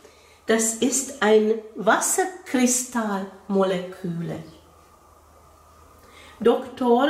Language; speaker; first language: German; non-native, fluent; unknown